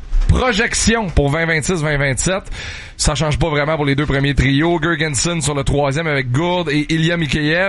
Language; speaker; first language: French; native; French